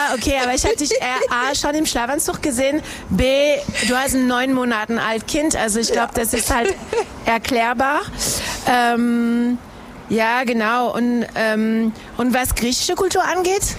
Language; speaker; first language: German; non-native, fluent; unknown